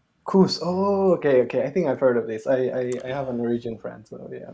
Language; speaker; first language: English; non-native, fluent; Spanish